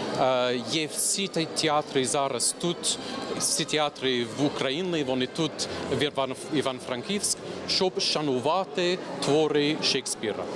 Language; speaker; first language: Ukrainian; non-native, fluent; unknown